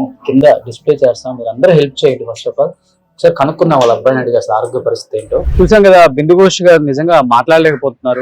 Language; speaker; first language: Telugu; native; Telugu